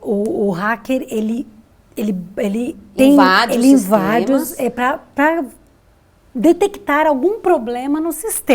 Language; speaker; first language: Portuguese; native; Portuguese